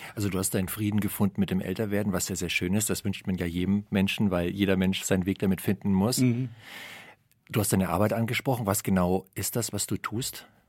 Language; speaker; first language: German; native; German